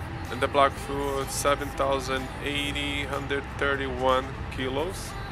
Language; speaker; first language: English; non-native, learner; Portuguese